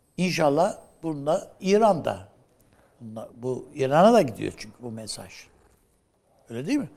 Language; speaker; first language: Turkish; native; Turkish